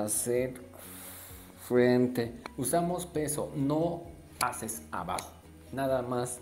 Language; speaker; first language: Spanish; non-native, learner; Japanese